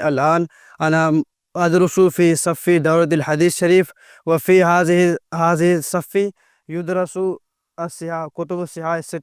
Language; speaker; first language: Arabic; non-native, learner; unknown